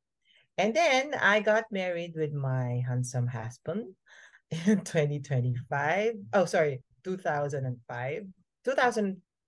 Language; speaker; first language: English; non-native, local second language; Filipino